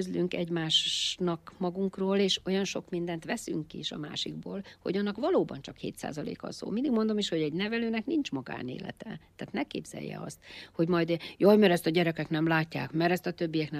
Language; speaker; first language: Hungarian; native; Hungarian